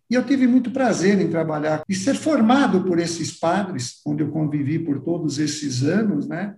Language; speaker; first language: Portuguese; early bilingual, other home language; Italian